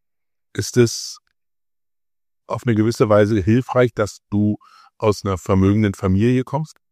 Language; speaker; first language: German; native; German